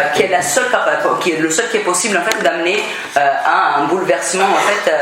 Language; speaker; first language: French; non-native, fluent; Portuguese